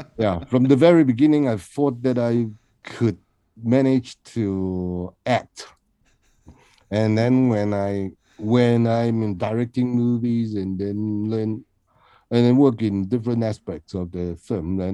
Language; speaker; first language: English; non-native, local second language; Cantonese